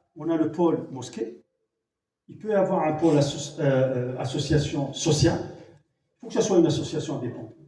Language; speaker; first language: French; non-native, local second language; Arabic